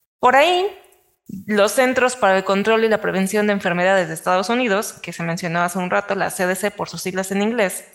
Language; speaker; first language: Spanish; native; Spanish